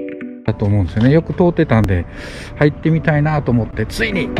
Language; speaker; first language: Japanese; non-native, fluent; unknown